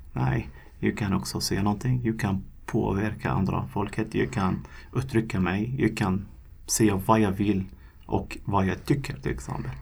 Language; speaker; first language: Swedish; non-native, fluent; Arabic